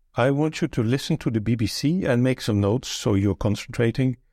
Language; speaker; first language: English; non-native, fluent; Dutch